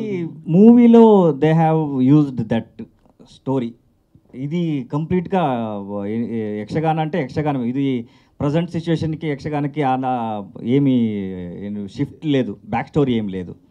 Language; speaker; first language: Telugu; non-native, learner; Kannada